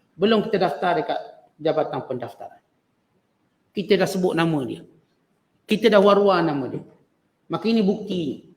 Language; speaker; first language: Malay; native; Malay